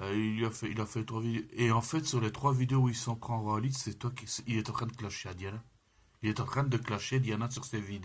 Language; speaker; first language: French; native; French